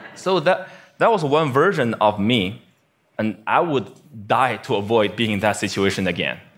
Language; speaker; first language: English; non-native, fluent; Chinese